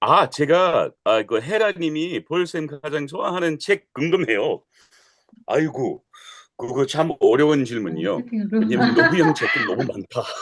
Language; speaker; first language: Korean; non-native, learner; English